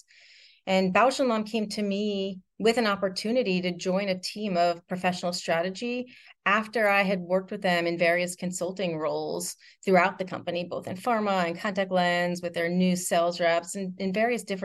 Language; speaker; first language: English; native; English